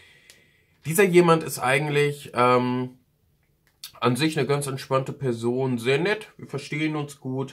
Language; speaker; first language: German; native; German